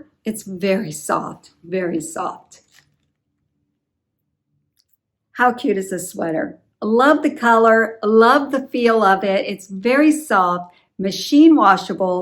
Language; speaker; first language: English; native; English